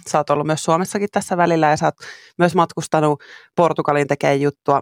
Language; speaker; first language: Finnish; native; Finnish